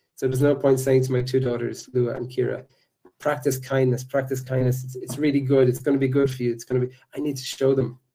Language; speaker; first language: English; native; English